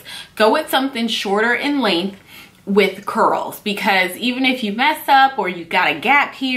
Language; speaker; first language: English; native; English